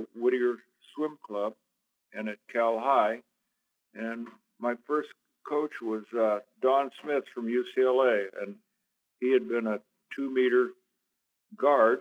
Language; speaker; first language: English; native; English